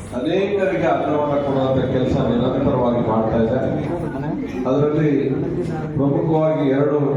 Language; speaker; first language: Kannada; native; Kannada